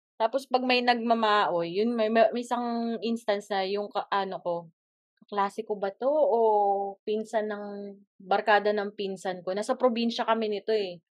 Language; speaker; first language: Filipino; native; Filipino